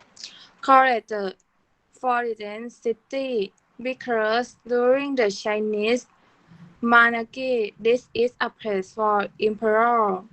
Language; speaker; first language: English; non-native, learner; Thai